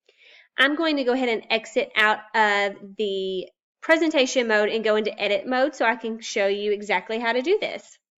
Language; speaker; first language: English; native; English